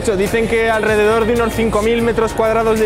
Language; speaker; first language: Spanish; native; Spanish